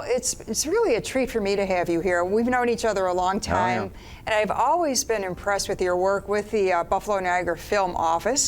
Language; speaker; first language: English; native; English